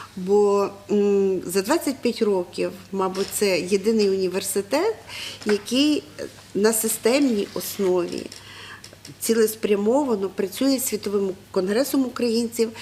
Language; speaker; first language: Ukrainian; native; Ukrainian